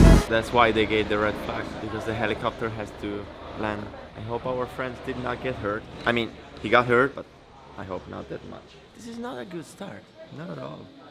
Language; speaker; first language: English; non-native, fluent; Italian